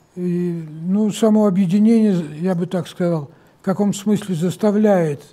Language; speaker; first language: Russian; native; Russian